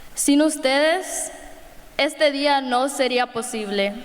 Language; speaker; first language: Spanish; early bilingual, other home language; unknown